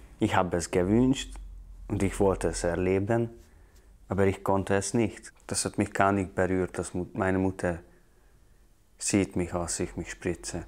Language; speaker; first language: German; non-native, fluent; Hungarian